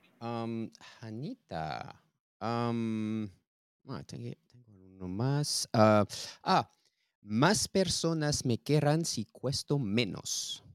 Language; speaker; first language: Spanish; non-native, learner; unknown